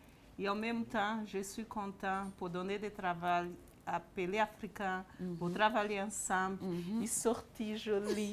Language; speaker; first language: French; non-native, learner; Portuguese